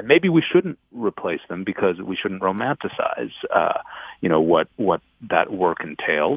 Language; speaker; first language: English; native; English